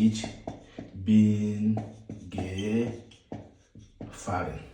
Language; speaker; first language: German; non-native, fluent; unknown